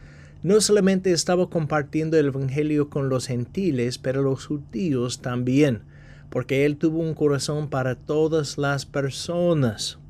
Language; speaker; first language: Spanish; non-native, fluent; English